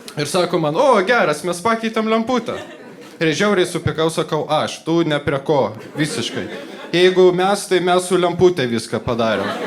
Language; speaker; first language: Lithuanian; non-native, local second language; Polish